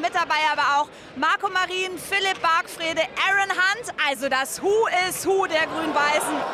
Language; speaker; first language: German; native; German